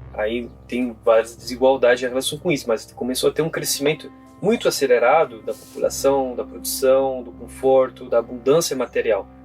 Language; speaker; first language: Portuguese; non-native, fluent; French